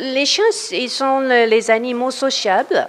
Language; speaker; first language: French; non-native, learner; English